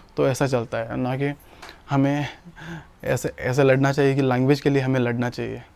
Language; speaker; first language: Hindi; non-native, local second language; Kannada